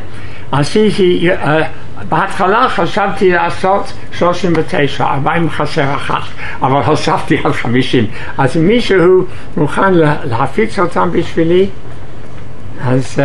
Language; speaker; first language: Hebrew; non-native, fluent; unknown